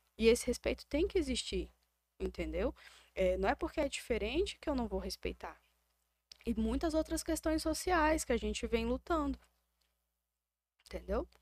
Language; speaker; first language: Portuguese; native; Portuguese